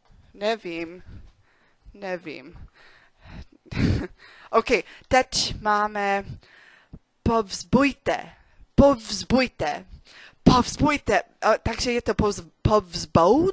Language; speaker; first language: Czech; non-native, learner; English